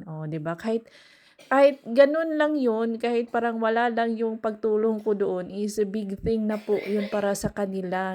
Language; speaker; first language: Filipino; non-native, local second language; Cebuano